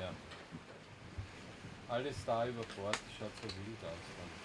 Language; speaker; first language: German; native; German